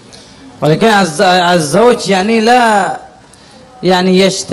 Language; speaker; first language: Arabic; non-native, learner; Indonesian